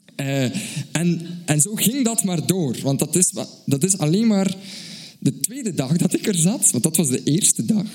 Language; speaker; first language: Dutch; native; Dutch